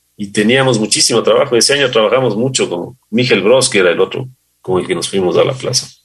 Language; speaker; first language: Spanish; native; Spanish